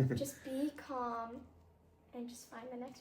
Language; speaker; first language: English; native; English